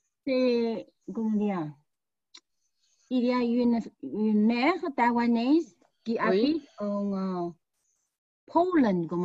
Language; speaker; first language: French; non-native, learner; Chinese